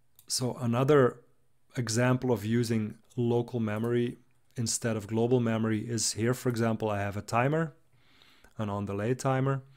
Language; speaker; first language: English; non-native, fluent; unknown